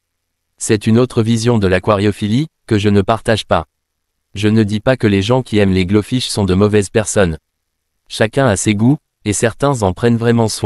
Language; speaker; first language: French; native; French